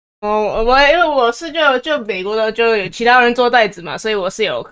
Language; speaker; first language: Chinese; early bilingual, heritage; Chinese